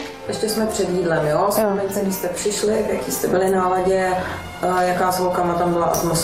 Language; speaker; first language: Czech; native; Czech